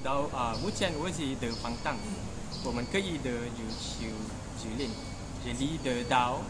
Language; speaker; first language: Chinese; non-native, learner; Malay